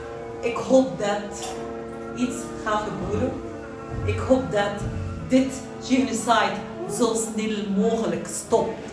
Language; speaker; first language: Dutch; non-native, learner; Arabic